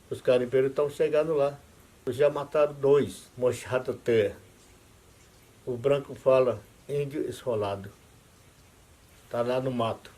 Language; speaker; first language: Portuguese; non-native, local second language; Yanomámi